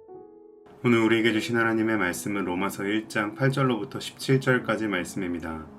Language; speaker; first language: Korean; native; Korean